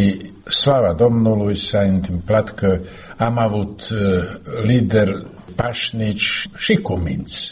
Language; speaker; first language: Romanian; non-native, learner; Slovak